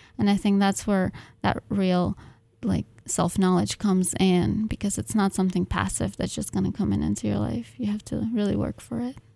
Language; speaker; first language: English; non-native, fluent; Russian